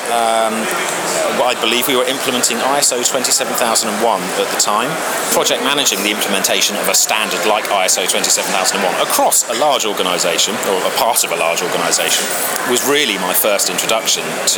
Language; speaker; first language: English; native; English